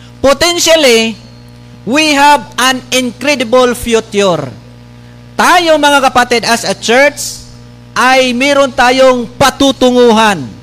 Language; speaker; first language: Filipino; non-native, local second language; Bikol